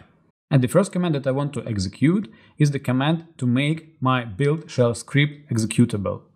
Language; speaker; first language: English; non-native, fluent; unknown